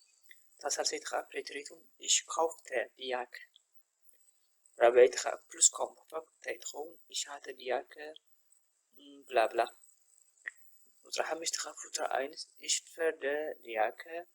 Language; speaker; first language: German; non-native, fluent; Tigrinya